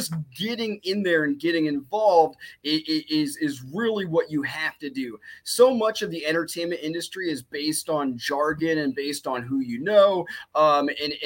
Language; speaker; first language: English; native; English